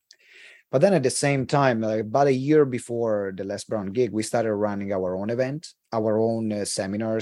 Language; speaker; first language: English; non-native, fluent; Italian